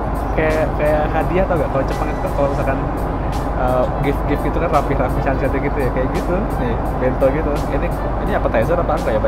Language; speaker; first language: Indonesian; native; Indonesian